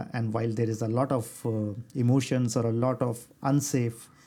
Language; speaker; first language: English; non-native, local second language; Hindi